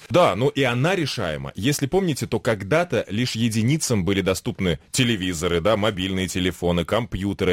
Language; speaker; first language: Russian; native; Russian